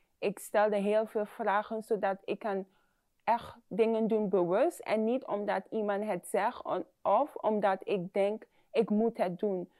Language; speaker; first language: Dutch; non-native, fluent; English